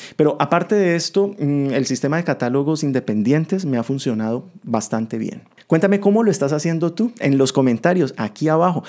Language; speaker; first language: Spanish; native; Spanish